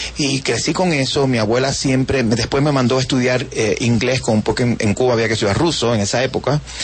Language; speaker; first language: Spanish; native; Spanish